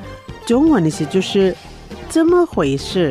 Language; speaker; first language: Chinese; non-native, learner; Indonesian